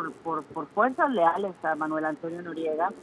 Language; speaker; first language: Spanish; native; Spanish